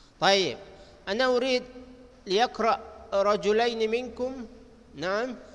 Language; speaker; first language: Arabic; non-native, fluent; Indonesian